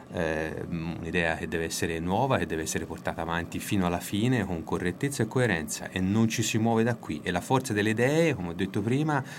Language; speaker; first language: Italian; native; Italian